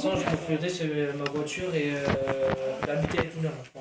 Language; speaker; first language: French; native; French